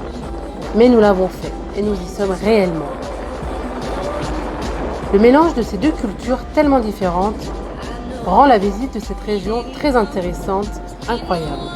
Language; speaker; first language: French; native; French